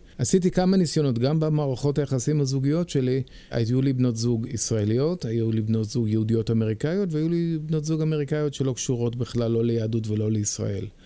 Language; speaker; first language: Hebrew; early bilingual, heritage; Hebrew